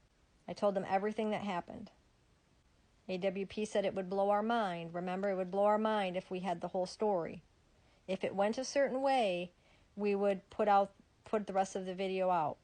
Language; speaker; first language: English; native; English